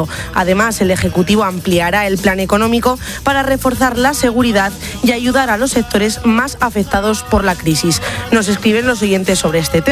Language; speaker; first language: Spanish; native; Spanish